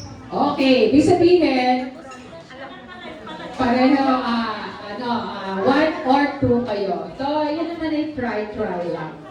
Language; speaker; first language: Filipino; native; Filipino